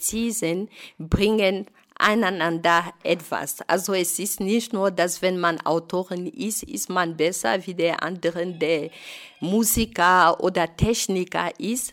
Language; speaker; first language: German; non-native, fluent; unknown